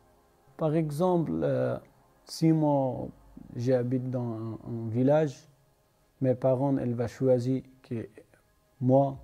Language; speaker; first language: French; non-native, learner; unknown